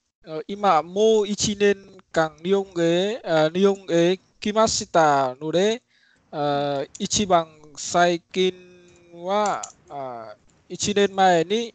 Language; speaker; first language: Japanese; non-native, learner; Vietnamese